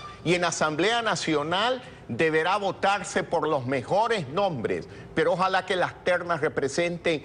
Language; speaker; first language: Spanish; native; Spanish